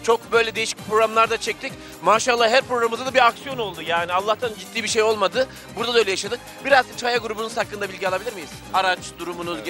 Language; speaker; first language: Turkish; native; Turkish